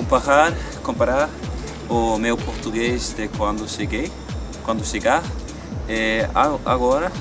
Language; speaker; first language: Portuguese; non-native, learner; German